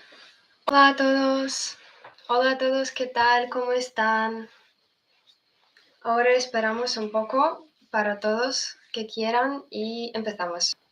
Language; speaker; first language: Spanish; non-native, fluent; Russian